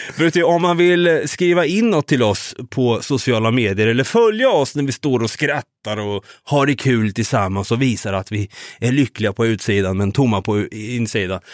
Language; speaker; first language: Swedish; native; Swedish